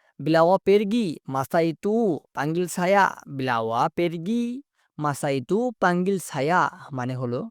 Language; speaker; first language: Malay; non-native, learner; Bangla